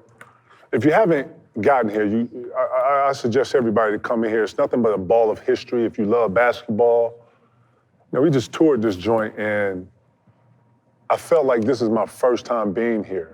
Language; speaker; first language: English; native; English